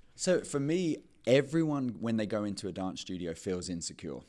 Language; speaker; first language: English; native; English